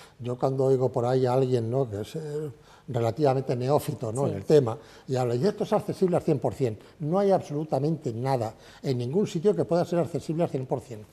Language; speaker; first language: Spanish; native; Spanish